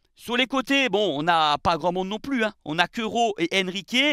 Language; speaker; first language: French; native; French